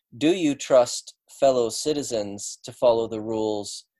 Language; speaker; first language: English; native; English